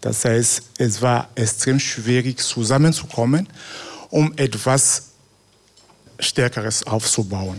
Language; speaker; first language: German; non-native, fluent; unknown